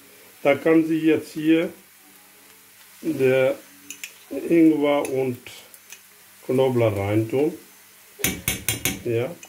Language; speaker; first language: German; non-native, fluent; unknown